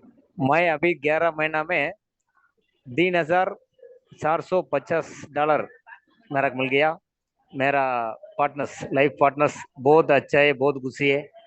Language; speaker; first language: Hindi; non-native, local second language; Tamil